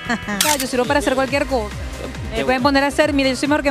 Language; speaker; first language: Spanish; native; Spanish